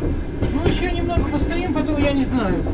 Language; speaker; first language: Russian; native; Russian